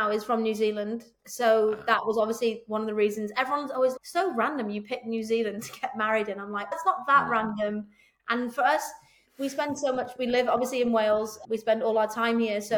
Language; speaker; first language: English; native; English